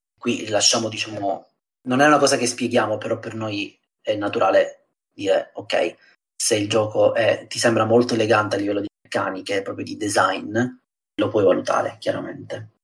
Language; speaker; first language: Italian; native; Italian